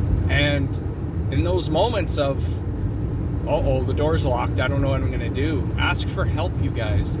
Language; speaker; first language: English; native; English